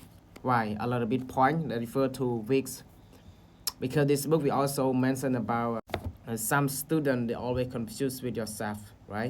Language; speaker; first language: English; non-native, learner; Khmer